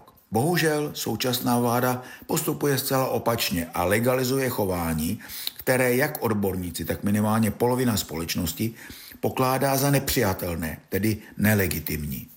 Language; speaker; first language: Czech; native; Czech